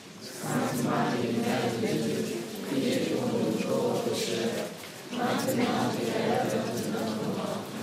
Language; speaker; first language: French; native; French